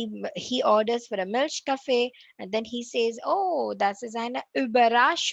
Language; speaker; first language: German; non-native, learner; Tamil